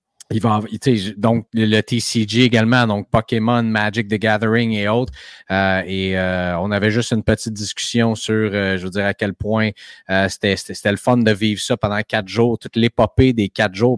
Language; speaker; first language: French; native; French